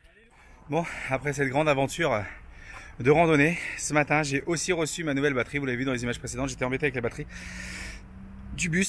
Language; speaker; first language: French; native; French